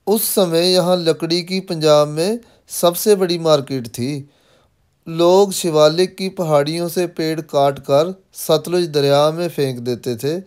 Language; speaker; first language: Hindi; non-native, local second language; Punjabi